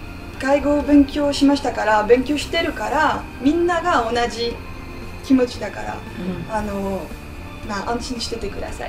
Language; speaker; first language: Japanese; non-native, learner; French